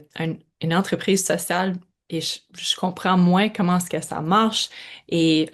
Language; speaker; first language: French; non-native, local second language; English